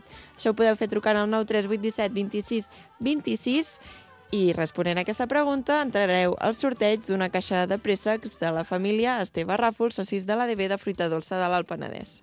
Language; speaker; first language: Catalan; native; Catalan